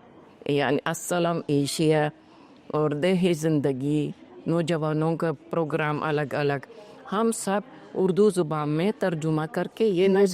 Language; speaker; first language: Hindi; non-native, fluent; Uzbek